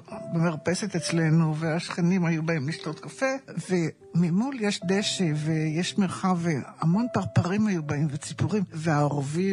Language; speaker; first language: Hebrew; native; Hebrew